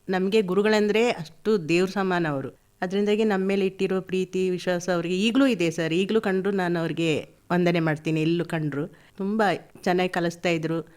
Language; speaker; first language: Kannada; non-native, local second language; Malayalam